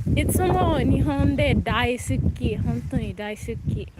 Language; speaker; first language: Japanese; non-native, learner; English